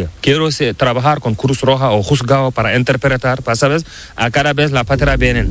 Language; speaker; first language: Spanish; non-native, learner; Fula